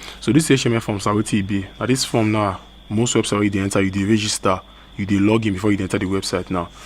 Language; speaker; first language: Nigerian Pidgin; native; Nigerian Pidgin